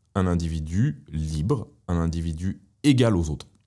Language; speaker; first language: French; native; French